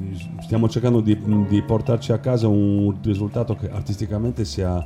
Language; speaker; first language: Italian; native; Italian